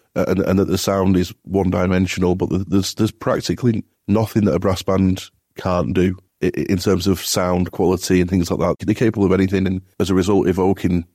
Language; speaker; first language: English; native; English